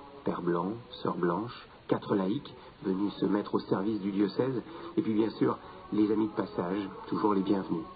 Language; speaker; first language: French; native; French